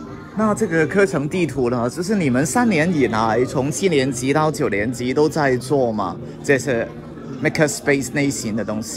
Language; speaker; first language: Chinese; non-native, local second language; Cantonese